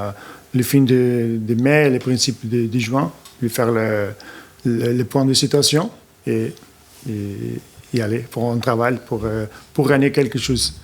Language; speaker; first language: French; non-native, learner; Portuguese